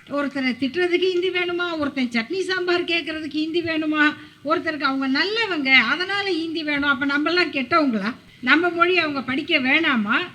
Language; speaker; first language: Tamil; native; Tamil